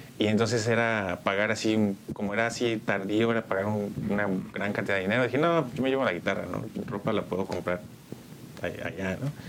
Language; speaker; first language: Spanish; early bilingual, heritage; Spanish